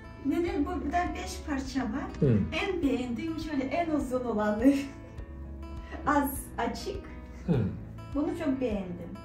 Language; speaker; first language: Turkish; non-native, fluent; Russian